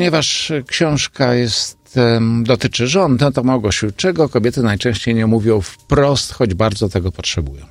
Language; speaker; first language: Polish; native; Polish